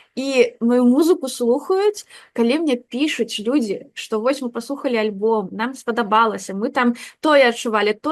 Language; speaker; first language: Belarusian; non-native, local second language; Russian